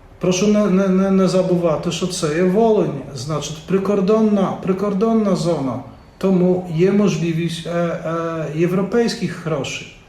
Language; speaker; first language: Ukrainian; non-native, fluent; Polish